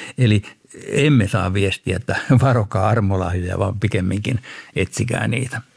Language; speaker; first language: Finnish; native; Finnish